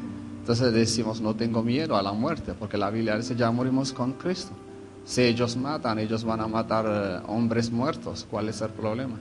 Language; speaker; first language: Spanish; non-native, fluent; Hebrew